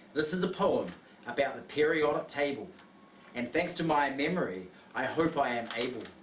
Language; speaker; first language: English; native; English